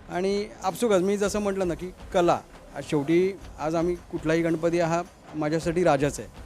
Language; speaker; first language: Marathi; native; Marathi